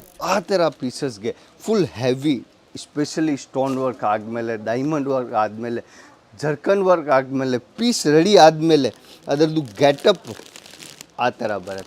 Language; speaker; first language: Kannada; non-native, fluent; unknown